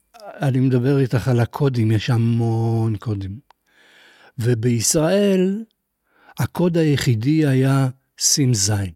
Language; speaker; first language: Hebrew; non-native, fluent; Polish